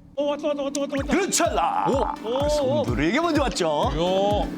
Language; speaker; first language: Korean; native; Korean